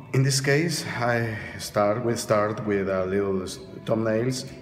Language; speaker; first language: English; non-native, learner; Spanish